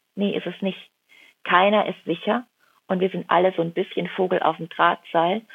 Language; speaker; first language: German; native; German